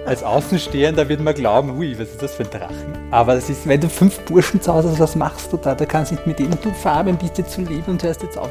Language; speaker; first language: German; native; German